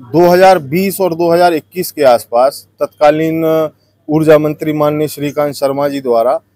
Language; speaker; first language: Hindi; native; Hindi